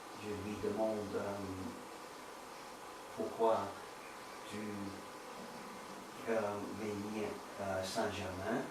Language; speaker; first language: French; non-native, learner; English